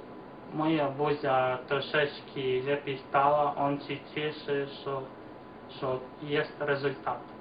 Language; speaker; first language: Polish; non-native, learner; Ukrainian